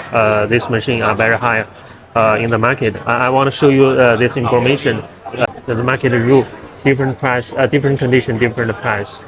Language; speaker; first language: English; non-native, learner; Chinese